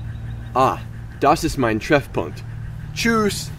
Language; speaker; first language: German; non-native, learner; English